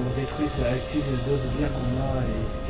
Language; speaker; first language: French; native; French